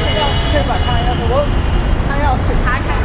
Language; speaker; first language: Chinese; non-native, learner; Bangla